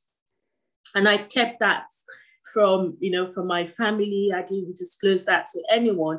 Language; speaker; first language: English; non-native, local second language; Yoruba